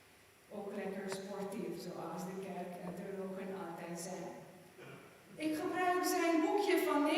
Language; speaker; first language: Dutch; non-native, fluent; German